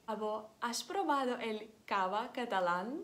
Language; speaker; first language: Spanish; non-native, fluent; Ukrainian